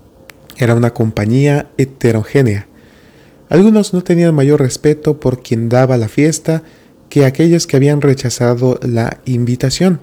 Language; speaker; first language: Spanish; native; Spanish